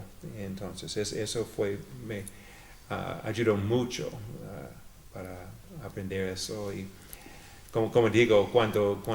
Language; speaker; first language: Spanish; non-native, fluent; English